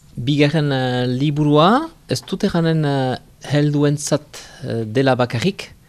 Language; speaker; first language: Basque; native; Basque